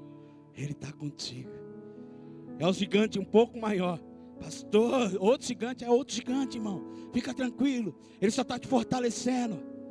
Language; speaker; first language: Portuguese; native; Portuguese